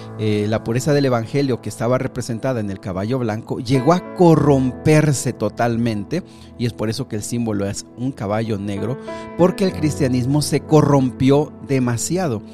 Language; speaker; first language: Spanish; native; Spanish